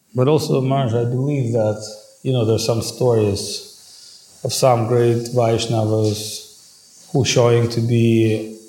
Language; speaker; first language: English; non-native, fluent; Russian